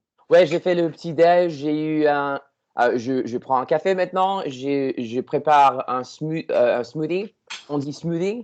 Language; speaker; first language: French; non-native, learner; English